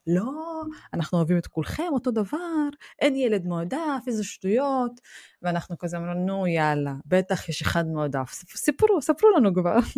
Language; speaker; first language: Hebrew; non-native, local second language; Arabic